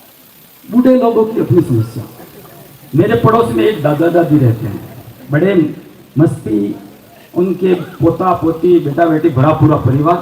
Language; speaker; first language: Hindi; non-native, local second language; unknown